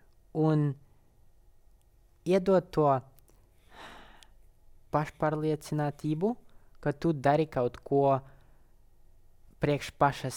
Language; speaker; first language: Latvian; non-native, local second language; Russian